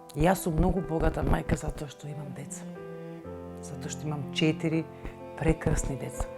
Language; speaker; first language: Macedonian; native; Macedonian